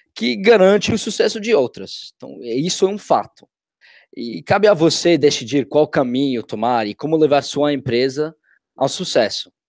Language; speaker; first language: Portuguese; non-native, fluent; English